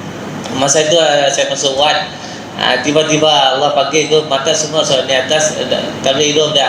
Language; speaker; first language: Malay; non-native, local second language; Tamil